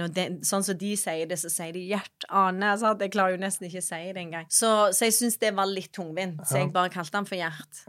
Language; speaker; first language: Norwegian; native; Norwegian